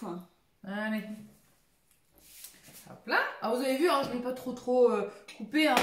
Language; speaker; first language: French; native; French